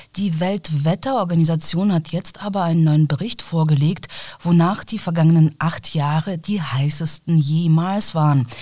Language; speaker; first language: German; native; German